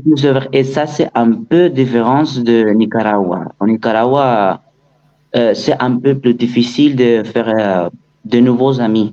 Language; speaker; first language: French; non-native, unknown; Spanish